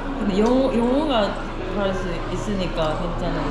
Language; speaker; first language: Korean; non-native, learner; Japanese